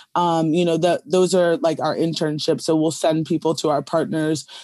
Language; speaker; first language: English; native; English